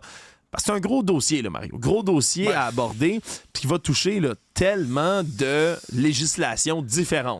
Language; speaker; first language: French; native; French